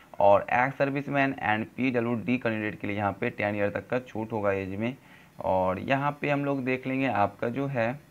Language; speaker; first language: Hindi; native; Hindi